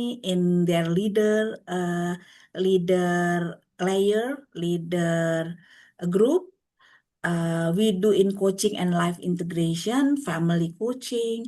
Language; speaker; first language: English; non-native, learner; Indonesian